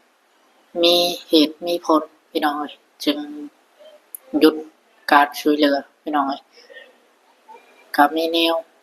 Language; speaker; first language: Thai; non-native, local second language; Lao